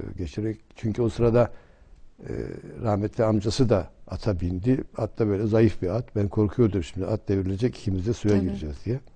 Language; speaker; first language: Turkish; native; Turkish